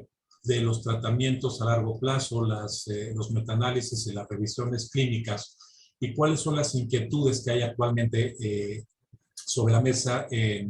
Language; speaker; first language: Spanish; native; Spanish